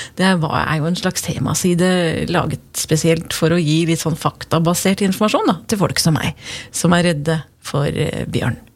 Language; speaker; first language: Norwegian; native; Norwegian